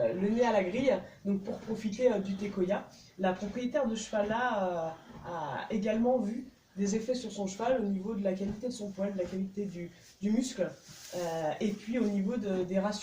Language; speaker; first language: French; native; French